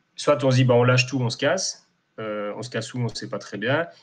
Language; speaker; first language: French; native; French